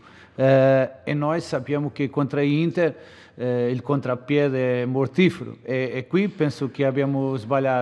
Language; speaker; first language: Italian; non-native, fluent; Portuguese